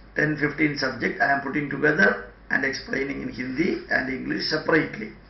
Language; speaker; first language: English; non-native, local second language; Malayalam